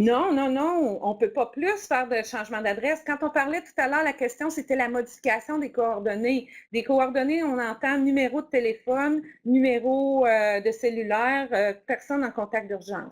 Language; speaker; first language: French; native; French